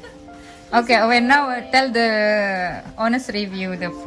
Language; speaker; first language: English; non-native, learner; Indonesian